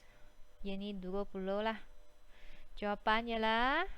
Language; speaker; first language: Malay; native; Malay